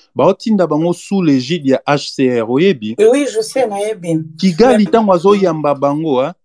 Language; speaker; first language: French; non-native, local second language; Lingala